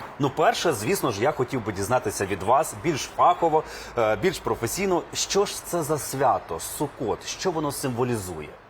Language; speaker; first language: Ukrainian; native; Ukrainian